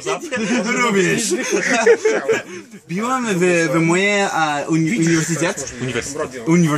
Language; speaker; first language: Polish; non-native, learner; English